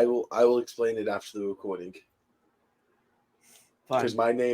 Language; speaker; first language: English; native; English